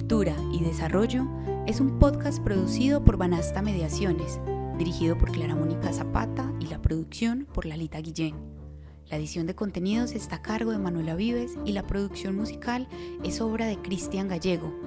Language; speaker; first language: Spanish; native; Spanish